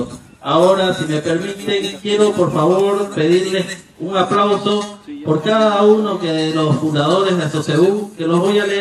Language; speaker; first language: Spanish; native; Spanish